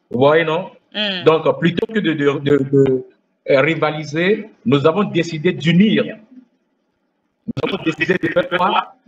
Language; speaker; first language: French; non-native, fluent; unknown